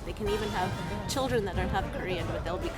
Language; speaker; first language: English; native; English